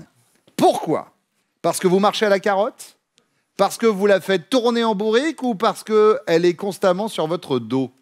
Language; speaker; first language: French; native; French